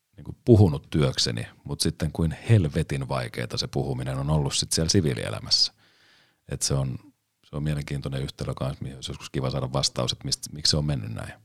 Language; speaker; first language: Finnish; native; Finnish